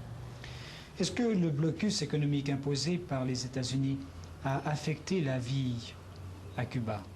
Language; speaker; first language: French; native; French